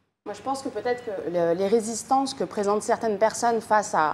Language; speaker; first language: French; native; French